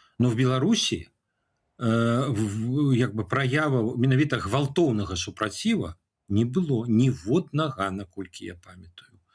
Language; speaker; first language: Belarusian; non-native, local second language; Russian